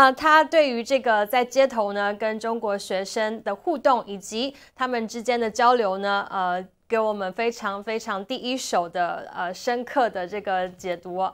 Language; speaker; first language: Chinese; native; Chinese